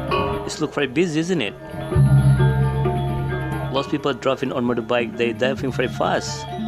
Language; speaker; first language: English; non-native, local second language; Indonesian